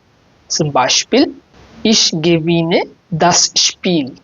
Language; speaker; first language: German; non-native, fluent; Bangla